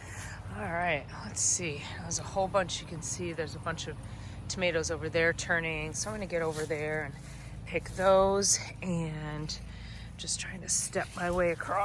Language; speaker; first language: English; native; English